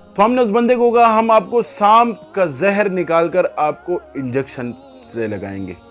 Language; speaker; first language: Urdu; non-native, local second language; Pashto